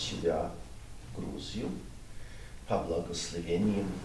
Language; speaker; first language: Russian; non-native, learner; English